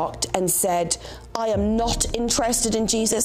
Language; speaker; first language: English; native; English